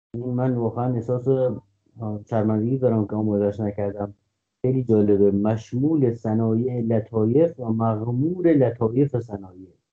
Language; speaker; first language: Persian; non-native, local second language; Kurdish